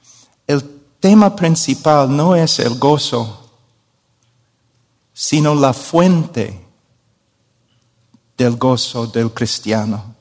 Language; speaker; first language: Spanish; non-native, fluent; English